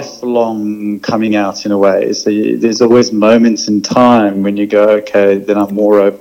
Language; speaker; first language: English; native; English